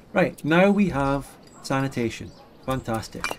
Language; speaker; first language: English; native; English